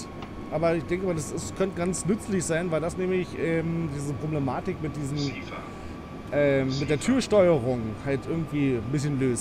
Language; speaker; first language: German; native; German